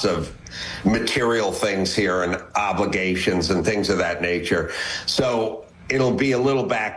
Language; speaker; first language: English; native; English